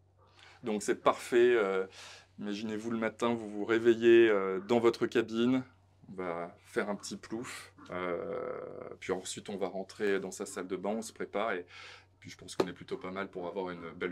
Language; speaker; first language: French; native; French